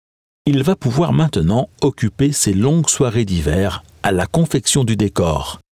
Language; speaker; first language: French; native; French